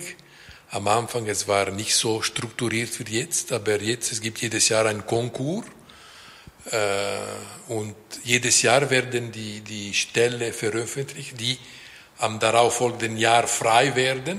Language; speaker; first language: German; non-native, fluent; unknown